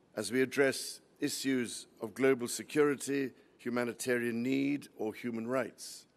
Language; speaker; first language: English; native; English